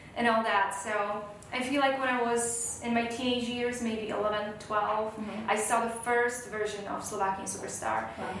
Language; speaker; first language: English; non-native, fluent; Slovak